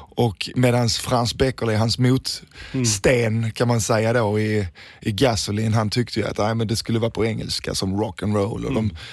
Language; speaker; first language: Swedish; early bilingual, other home language; Danish